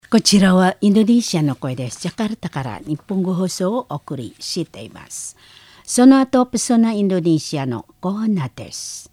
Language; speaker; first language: Japanese; non-native, fluent; Indonesian